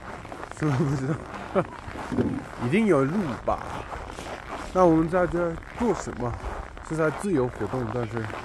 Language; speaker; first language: Chinese; non-native, learner; English